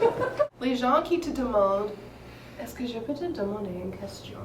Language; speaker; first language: French; non-native, fluent; English